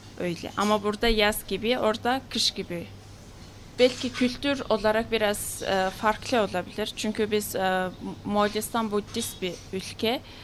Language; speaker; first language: Turkish; non-native, fluent; Mongolian